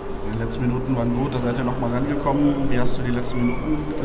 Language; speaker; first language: German; native; German